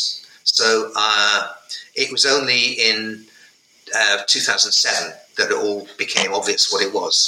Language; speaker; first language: English; native; English